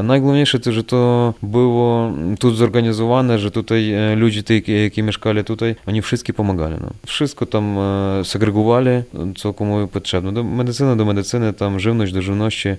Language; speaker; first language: Polish; non-native, learner; Ukrainian